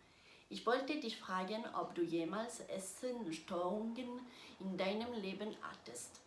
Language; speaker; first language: German; non-native, learner; Italian